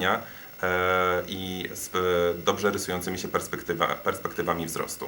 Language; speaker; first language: Polish; native; Polish